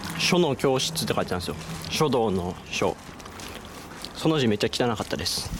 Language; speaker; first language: Japanese; native; Japanese